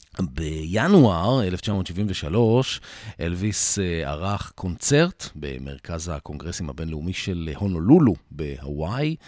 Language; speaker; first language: Hebrew; native; Hebrew